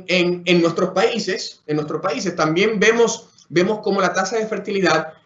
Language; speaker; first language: Spanish; native; Spanish